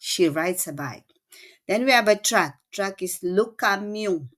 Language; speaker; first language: English; non-native, local second language; Filipino